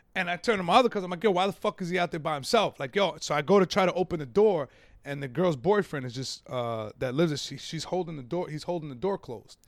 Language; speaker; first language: English; native; English